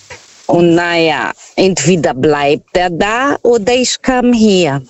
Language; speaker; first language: German; non-native, fluent; Portuguese